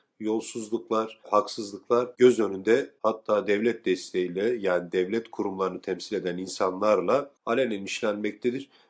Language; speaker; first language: Turkish; native; Turkish